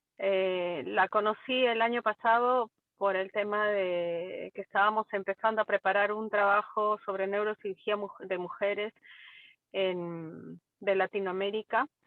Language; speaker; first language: Spanish; native; Spanish